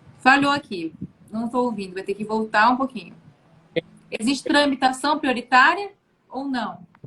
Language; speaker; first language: Portuguese; native; Portuguese